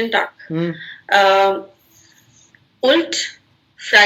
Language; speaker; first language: German; non-native, learner; Hindi